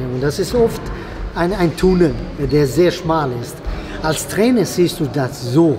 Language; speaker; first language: German; non-native, fluent; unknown